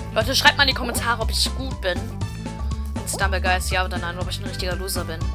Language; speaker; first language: German; native; German